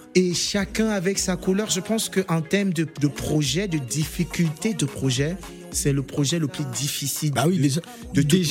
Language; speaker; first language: French; non-native, local second language; English